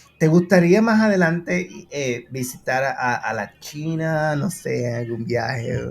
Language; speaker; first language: Spanish; native; Spanish